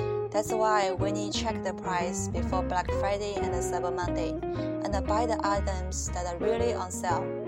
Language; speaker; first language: English; non-native, fluent; Chinese